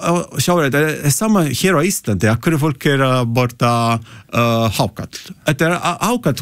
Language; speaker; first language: Icelandic; non-native, learner; Italian